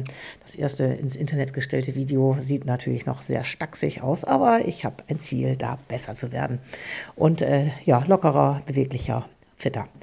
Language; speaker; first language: German; native; German